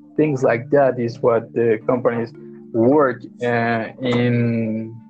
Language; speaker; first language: English; non-native, fluent; Spanish